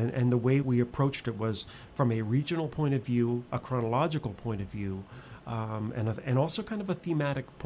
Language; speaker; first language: English; native; English